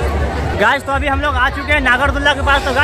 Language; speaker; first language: Hindi; native; Hindi